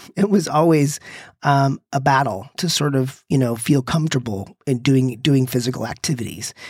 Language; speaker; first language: English; native; English